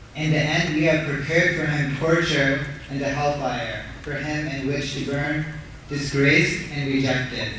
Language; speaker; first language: English; native; English